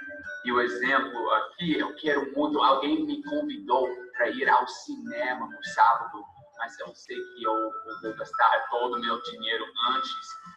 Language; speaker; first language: Portuguese; non-native, fluent; English